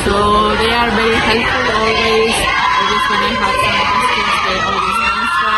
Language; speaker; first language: English; non-native, fluent; Spanish